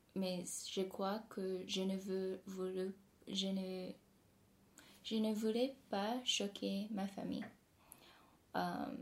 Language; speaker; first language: French; non-native, fluent; English